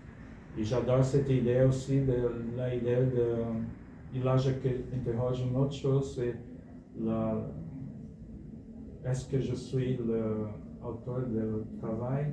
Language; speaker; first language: French; non-native, fluent; Portuguese